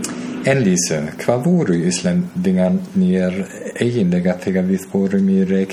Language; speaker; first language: Icelandic; non-native, learner; German